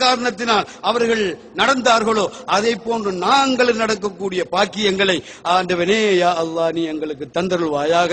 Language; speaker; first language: Tamil; native; Tamil